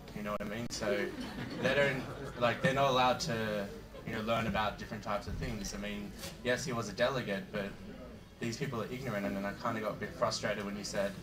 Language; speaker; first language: English; native; English